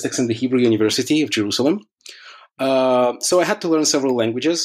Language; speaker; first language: English; early bilingual, other home language; Russian